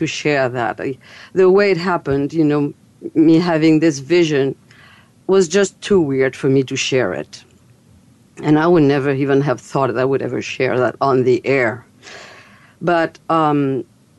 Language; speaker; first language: English; non-native, fluent; French